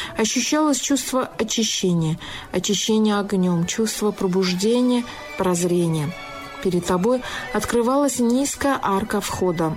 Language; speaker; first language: Russian; non-native, local second language; Tajik